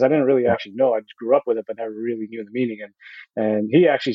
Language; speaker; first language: English; native; English